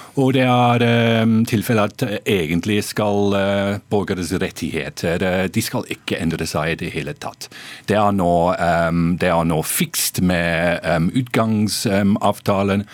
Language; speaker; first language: Norwegian; non-native, fluent; English